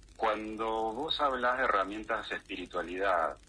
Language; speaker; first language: Spanish; native; Spanish